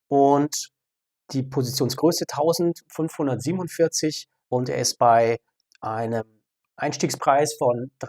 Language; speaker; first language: German; native; German